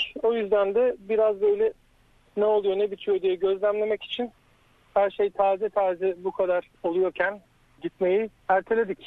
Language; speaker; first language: Turkish; native; Turkish